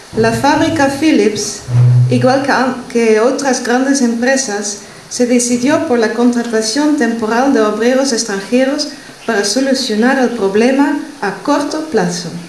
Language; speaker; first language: Spanish; non-native, fluent; Dutch